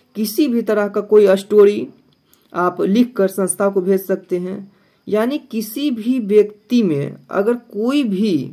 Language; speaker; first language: Hindi; native; Hindi